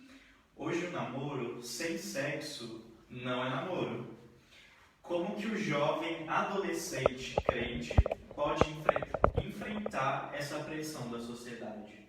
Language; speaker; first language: Portuguese; native; Portuguese